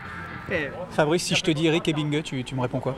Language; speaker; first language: French; native; French